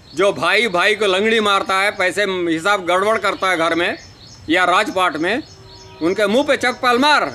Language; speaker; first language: Hindi; non-native, local second language; Telugu